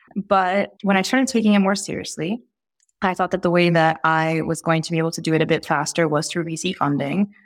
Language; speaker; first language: English; early bilingual, heritage; Italian